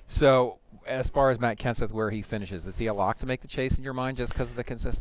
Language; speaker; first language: English; native; English